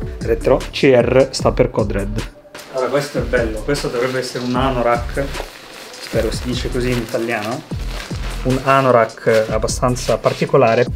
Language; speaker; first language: Italian; early bilingual, other home language; Russian